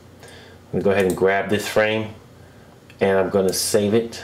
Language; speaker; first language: English; native; English